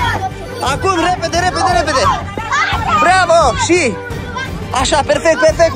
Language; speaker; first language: Romanian; native; Romanian